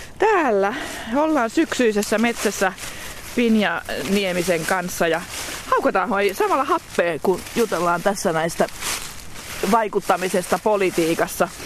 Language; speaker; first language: Finnish; native; Finnish